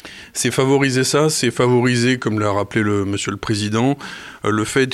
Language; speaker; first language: French; native; French